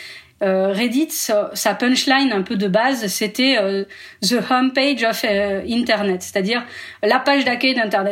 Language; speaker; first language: French; native; French